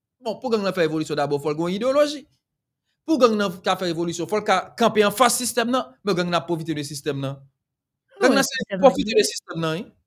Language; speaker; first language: French; non-native, local second language; Haitian Creole